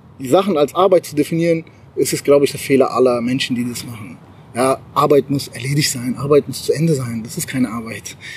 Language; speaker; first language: German; early bilingual, other home language; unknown